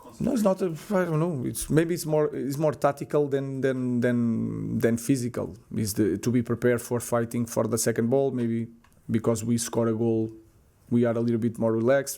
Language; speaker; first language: English; non-native, fluent; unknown